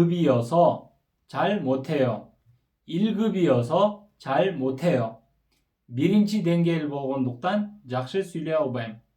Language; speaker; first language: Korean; non-native, fluent; Kyrgyz